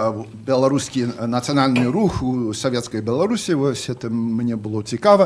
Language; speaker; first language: Belarusian; non-native, fluent; English